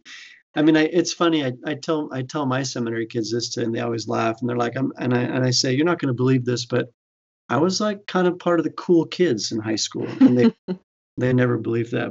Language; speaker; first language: English; native; English